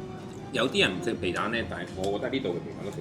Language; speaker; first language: Cantonese; non-native, fluent; Japanese